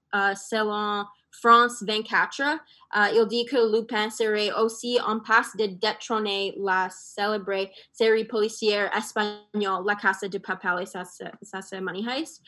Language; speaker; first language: French; non-native, fluent; English